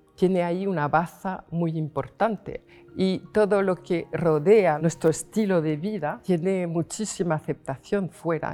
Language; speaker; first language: Spanish; non-native, fluent; French